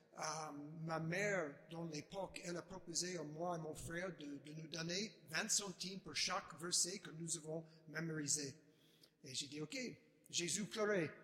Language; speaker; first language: French; non-native, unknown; English